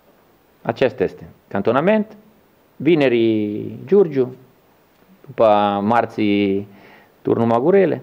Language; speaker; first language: Romanian; non-native, learner; Italian